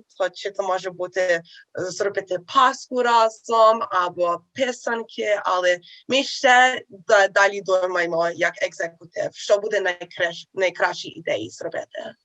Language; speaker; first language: Ukrainian; early bilingual, heritage; Ukrainian